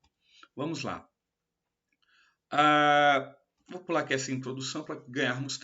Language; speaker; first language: Portuguese; native; Portuguese